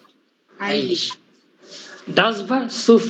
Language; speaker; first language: German; non-native, fluent; Bangla